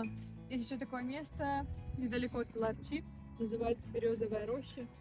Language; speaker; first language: Russian; native; Russian